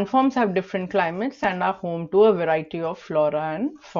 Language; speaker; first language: English; non-native, local second language; Hindi